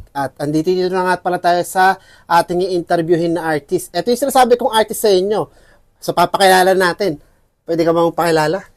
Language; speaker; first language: Filipino; non-native, local second language; Waray